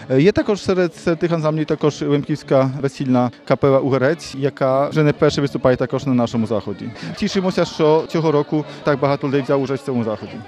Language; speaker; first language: Ukrainian; early bilingual, heritage; Ukrainian